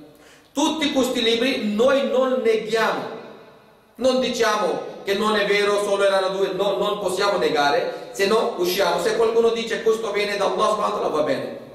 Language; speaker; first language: Italian; non-native, fluent; Urdu